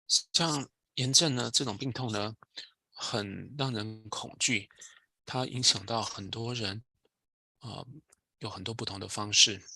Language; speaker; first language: Chinese; native; Chinese